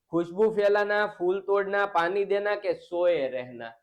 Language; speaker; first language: Hindi; non-native, local second language; Gujarati